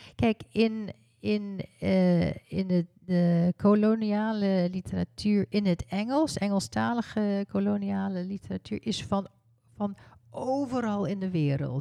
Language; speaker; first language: Dutch; early bilingual, heritage; Dutch